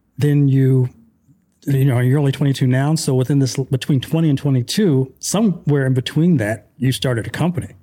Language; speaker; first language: English; native; English